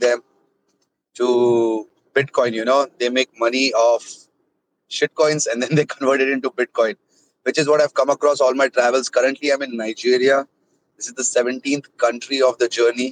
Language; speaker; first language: English; non-native, local second language; Hindi